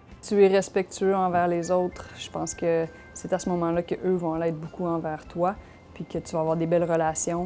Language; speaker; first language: French; native; French